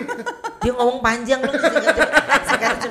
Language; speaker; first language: Indonesian; native; Indonesian